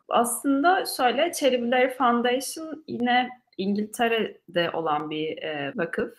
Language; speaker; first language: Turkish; native; Turkish